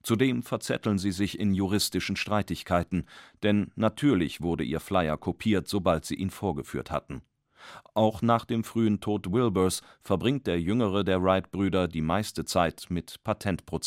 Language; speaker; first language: German; native; German